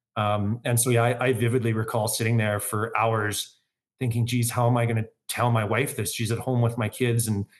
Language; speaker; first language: English; native; English